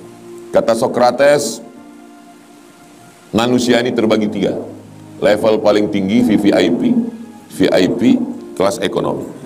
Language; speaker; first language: Malay; native; Malay